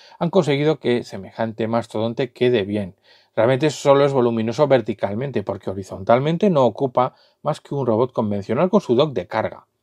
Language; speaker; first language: Spanish; native; Spanish